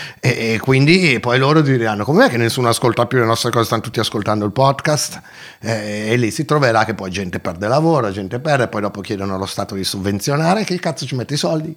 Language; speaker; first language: Italian; native; Italian